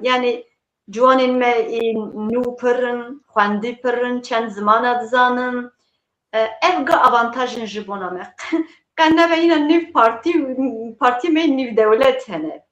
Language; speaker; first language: Kurdish; native; Kurdish